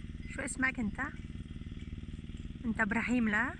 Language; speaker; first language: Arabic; non-native, learner; French